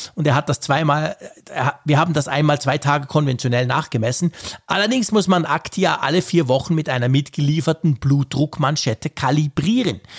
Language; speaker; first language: German; native; German